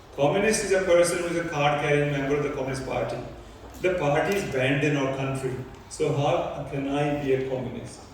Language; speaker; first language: English; early bilingual, other home language; Punjabi